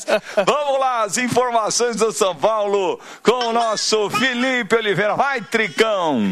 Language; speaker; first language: Portuguese; native; Portuguese